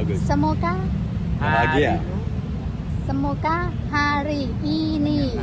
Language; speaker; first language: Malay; non-native, learner; Thai